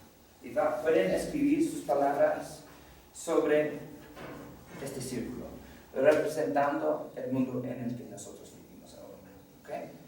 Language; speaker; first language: Spanish; non-native, fluent; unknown